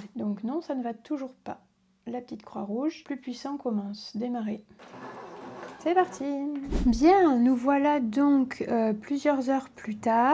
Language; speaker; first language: French; native; French